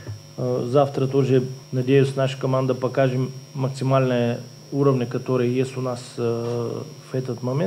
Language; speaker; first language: Russian; non-native, learner; Bulgarian